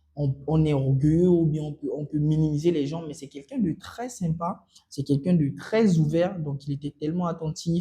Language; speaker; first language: French; non-native, local second language; Sango